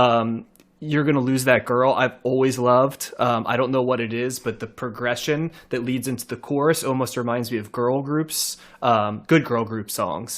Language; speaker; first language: English; native; English